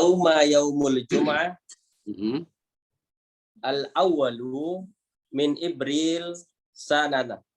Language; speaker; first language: Arabic; non-native, learner; Indonesian